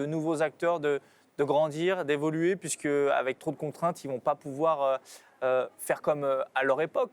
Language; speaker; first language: French; native; French